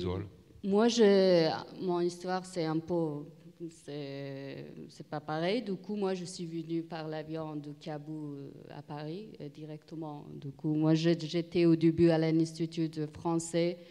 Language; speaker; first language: French; non-native, learner; Persian